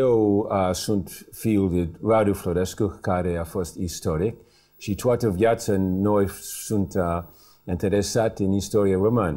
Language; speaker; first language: Romanian; early bilingual, heritage; English